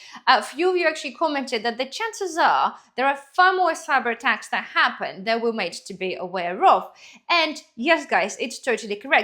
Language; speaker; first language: English; non-native, fluent; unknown